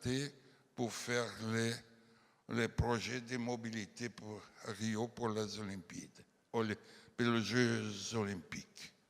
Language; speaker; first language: French; non-native, fluent; Portuguese